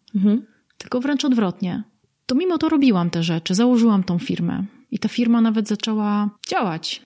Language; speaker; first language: Polish; native; Polish